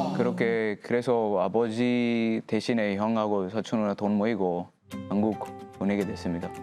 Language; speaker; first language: Korean; non-native, fluent; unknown